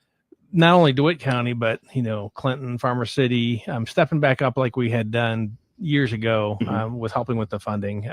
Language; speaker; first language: English; native; English